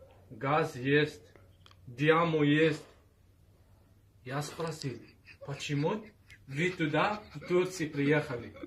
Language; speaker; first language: Russian; non-native, learner; Arabic